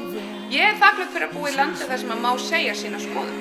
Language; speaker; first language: Icelandic; native; Icelandic